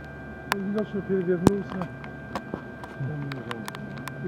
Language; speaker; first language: Russian; non-native, learner; Polish